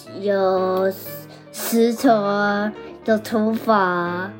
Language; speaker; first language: Chinese; early bilingual, heritage; Chinese